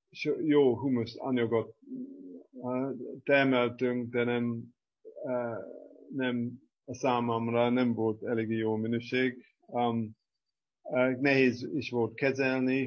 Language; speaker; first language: Hungarian; non-native, fluent; English